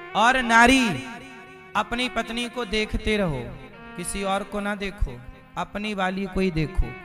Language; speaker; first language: Hindi; native; Hindi